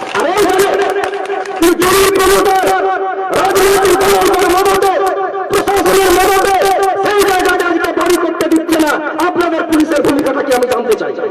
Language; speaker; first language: Bangla; non-native, local second language; Santali